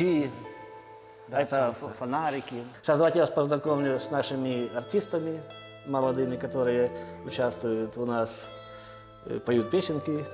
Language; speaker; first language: Russian; native; Russian